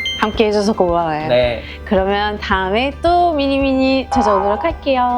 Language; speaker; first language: Korean; non-native, fluent; Arabic